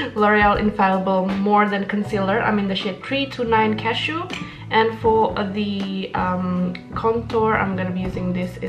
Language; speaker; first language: English; non-native, fluent; Indonesian